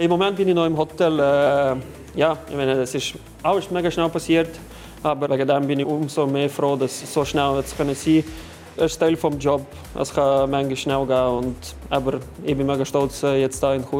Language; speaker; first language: German; non-native, fluent; Lithuanian